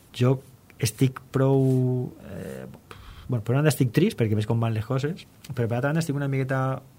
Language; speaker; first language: Catalan; non-native, local second language; Spanish